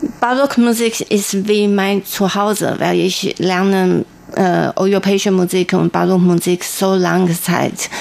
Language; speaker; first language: German; non-native, learner; Chinese